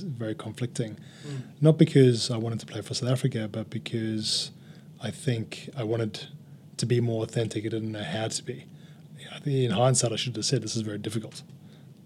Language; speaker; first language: English; native; English